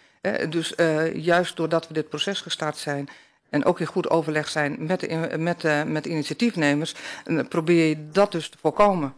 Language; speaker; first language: Dutch; native; Dutch